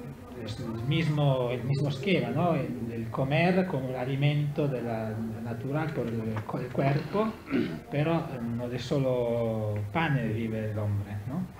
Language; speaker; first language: Spanish; non-native, learner; Italian